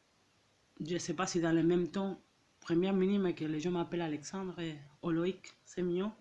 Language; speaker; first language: French; non-native, fluent; Catalan